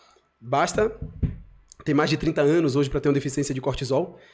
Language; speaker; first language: Portuguese; native; Portuguese